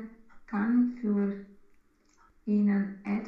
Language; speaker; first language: German; non-native, learner; Romanian